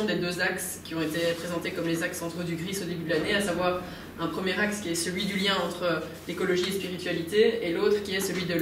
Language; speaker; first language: French; native; French